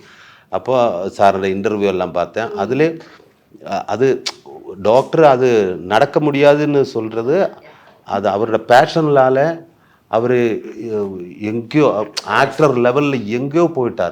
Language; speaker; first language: Tamil; non-native, learner; Malayalam